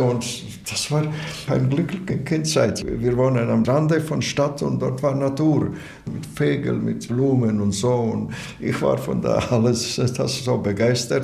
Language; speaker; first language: German; non-native, learner; Latvian